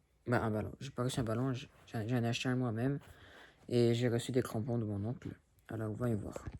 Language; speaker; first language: French; early bilingual, other home language; Spanish